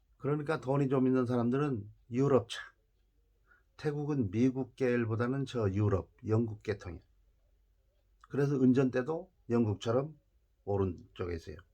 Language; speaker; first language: Korean; native; Korean